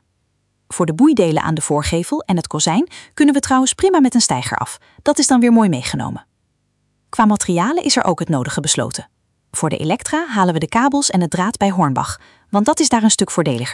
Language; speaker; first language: Dutch; native; Dutch